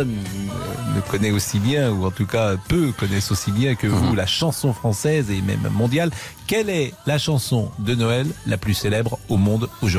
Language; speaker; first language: French; native; French